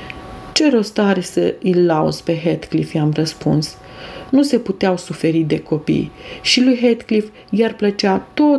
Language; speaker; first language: Romanian; native; Romanian